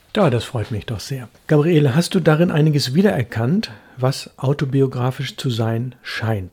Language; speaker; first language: German; native; German